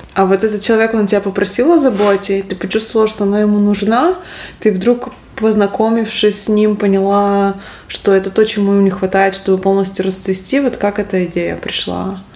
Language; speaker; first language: Russian; native; Russian